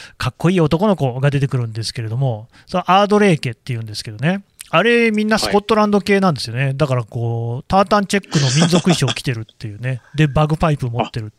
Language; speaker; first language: Japanese; native; Japanese